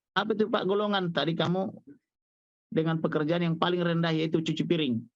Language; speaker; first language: Indonesian; non-native, local second language; Batak Toba